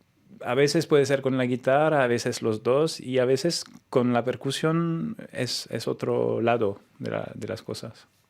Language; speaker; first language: Spanish; non-native, fluent; French